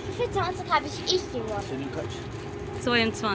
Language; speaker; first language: German; early bilingual, heritage; Turkish